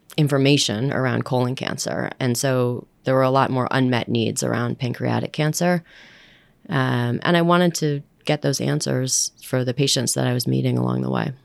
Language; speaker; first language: English; early bilingual, other home language; Filipino